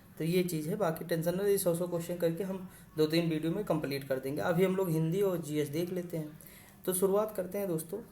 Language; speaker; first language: Hindi; native; Hindi